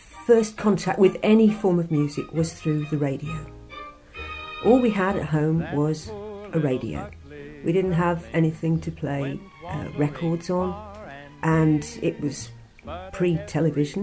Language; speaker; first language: English; native; English